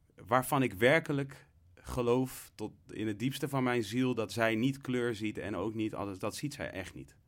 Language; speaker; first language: Dutch; native; Dutch